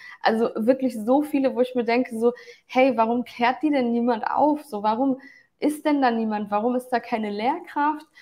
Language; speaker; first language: German; early bilingual, other home language; Turkish